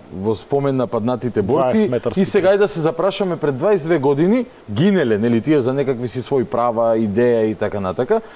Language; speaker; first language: Macedonian; native; Macedonian